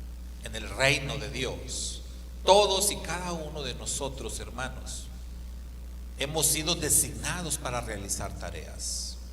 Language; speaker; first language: Spanish; native; Spanish